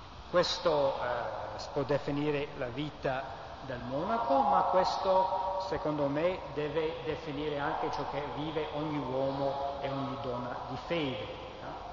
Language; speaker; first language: Italian; non-native, fluent; English